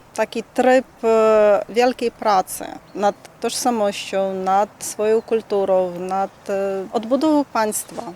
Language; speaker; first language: Polish; non-native, fluent; Ukrainian